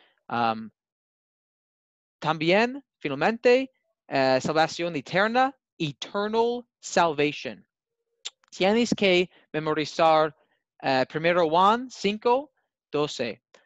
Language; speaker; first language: Spanish; non-native, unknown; English